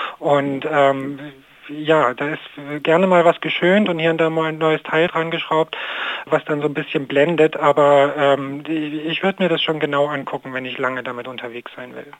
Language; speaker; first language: German; native; German